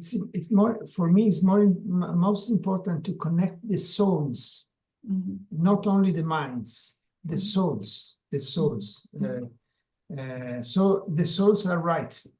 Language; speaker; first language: English; non-native, learner; Italian